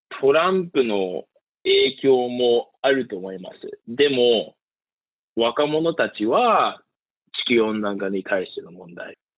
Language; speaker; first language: Japanese; early bilingual, heritage; Japanese